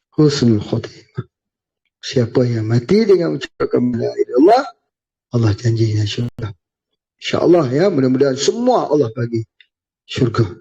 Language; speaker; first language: Malay; native; Malay